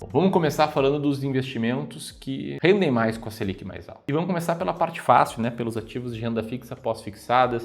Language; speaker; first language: Portuguese; native; Portuguese